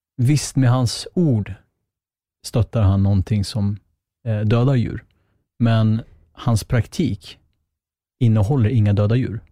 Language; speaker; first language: Swedish; early bilingual, other home language; Kurdish